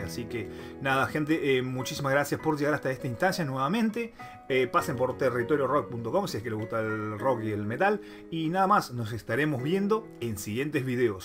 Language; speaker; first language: Spanish; native; Spanish